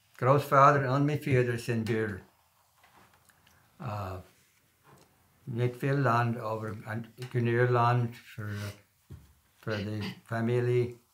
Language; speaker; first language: Dutch; early bilingual, heritage; German